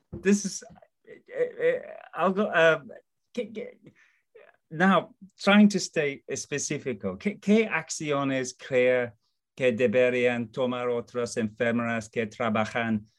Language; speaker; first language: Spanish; non-native, learner; English